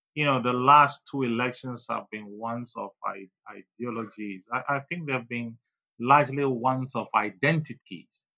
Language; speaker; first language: English; non-native, local second language; Ewe